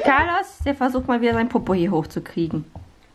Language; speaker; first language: German; native; German